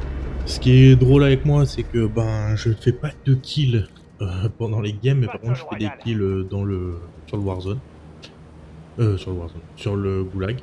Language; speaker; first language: French; native; French